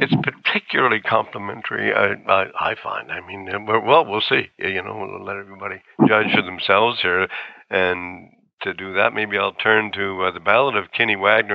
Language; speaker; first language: English; native; English